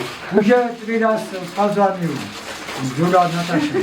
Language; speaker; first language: Russian; non-native, learner; Georgian